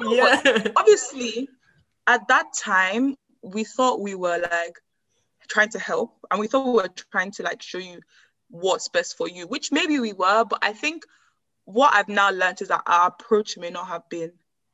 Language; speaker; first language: English; non-native, local second language; Yoruba